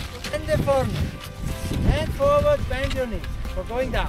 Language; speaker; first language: English; non-native, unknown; German